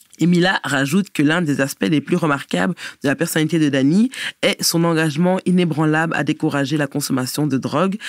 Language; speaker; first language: French; native; French